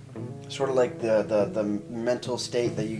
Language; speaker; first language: English; native; English